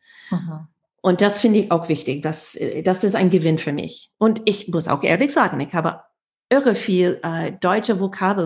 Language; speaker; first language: German; non-native, fluent; English